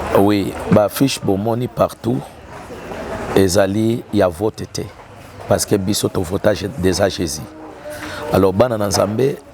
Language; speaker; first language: Lingala; native; Lingala